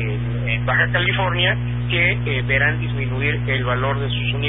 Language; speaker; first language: Spanish; native; Spanish